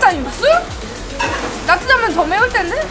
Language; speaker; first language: Korean; non-native, fluent; Turkish